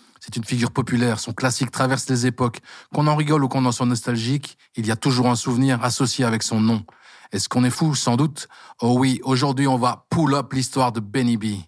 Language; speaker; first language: French; native; French